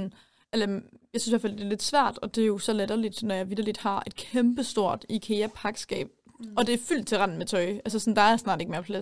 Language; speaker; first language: Danish; native; Danish